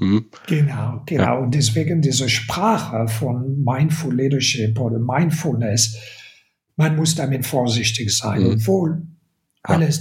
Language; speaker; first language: German; non-native, fluent; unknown